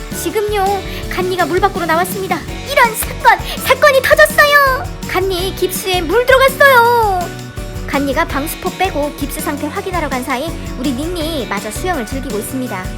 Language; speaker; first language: Korean; native; Korean